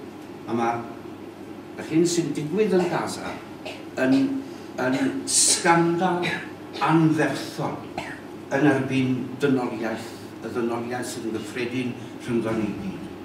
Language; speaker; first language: Welsh; native; Welsh